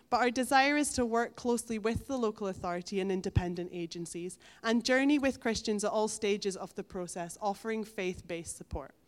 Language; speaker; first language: English; native; English